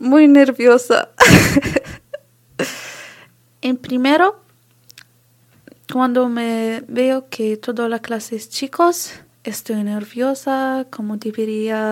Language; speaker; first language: Spanish; non-native, learner; Arabic